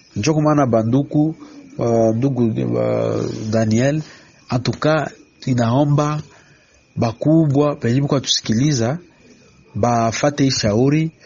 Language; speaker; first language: Swahili; native; Swahili